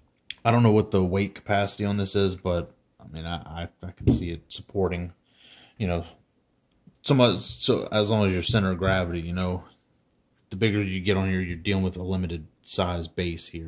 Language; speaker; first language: English; native; English